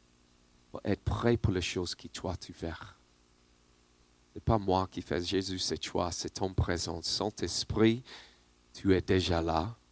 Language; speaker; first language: French; non-native, learner; English